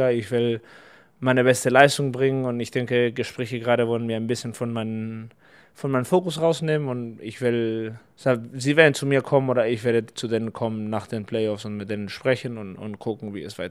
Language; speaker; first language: German; non-native, fluent; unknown